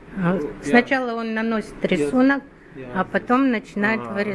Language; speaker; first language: Russian; native; Russian